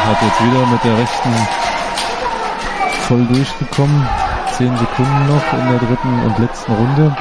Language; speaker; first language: German; native; German